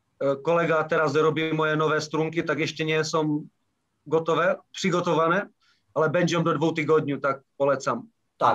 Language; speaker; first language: Polish; non-native, learner; Czech